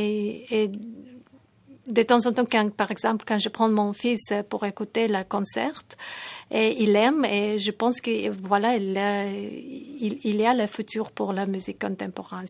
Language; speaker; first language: French; non-native, fluent; Tajik